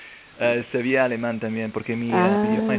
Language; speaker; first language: Spanish; non-native, fluent; German